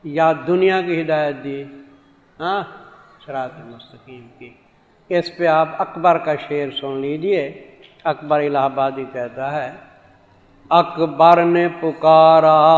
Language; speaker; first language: Urdu; non-native, local second language; Saraiki